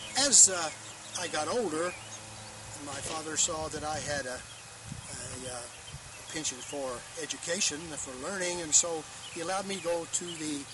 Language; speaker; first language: English; native; English